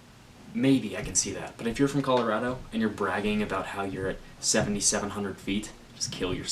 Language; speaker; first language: English; native; English